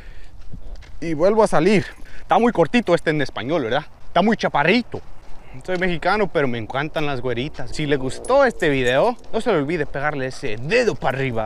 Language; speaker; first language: Spanish; early bilingual, heritage; Spanish